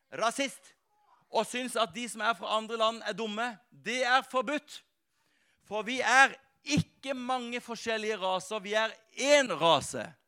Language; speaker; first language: Norwegian; native; Norwegian